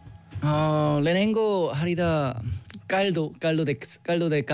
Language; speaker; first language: Basque; non-native, learner; Korean